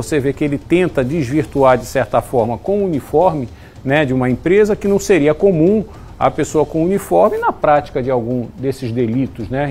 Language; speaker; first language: Portuguese; native; Portuguese